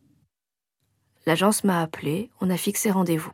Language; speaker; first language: French; native; French